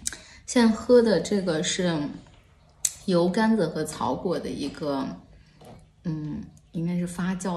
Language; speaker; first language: Chinese; native; Chinese